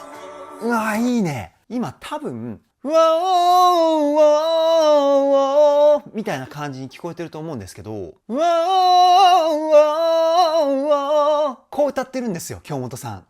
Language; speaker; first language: Japanese; native; Japanese